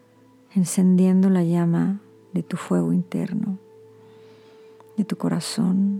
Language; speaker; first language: Spanish; native; Spanish